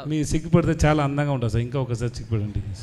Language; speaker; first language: Telugu; non-native, learner; Tamil